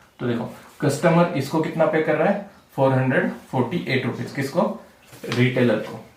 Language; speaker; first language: Hindi; non-native, local second language; Marathi